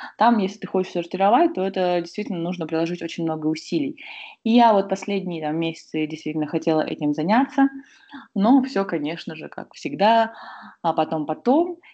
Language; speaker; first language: Russian; native; Russian